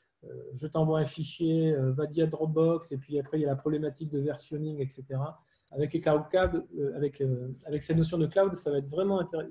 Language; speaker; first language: French; native; French